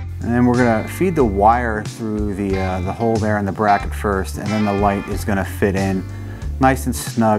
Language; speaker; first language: English; native; English